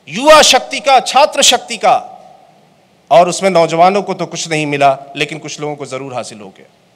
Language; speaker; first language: Hindi; native; Hindi